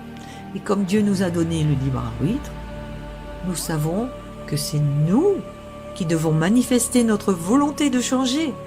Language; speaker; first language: French; native; French